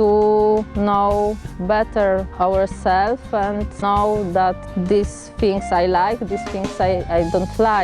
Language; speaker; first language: English; non-native, fluent; Polish